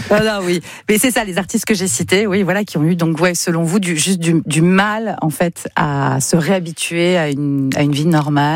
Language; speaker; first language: French; native; French